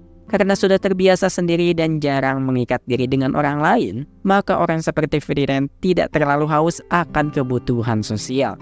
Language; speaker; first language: Indonesian; native; Indonesian